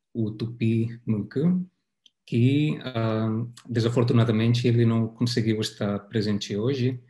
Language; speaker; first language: Portuguese; non-native, fluent; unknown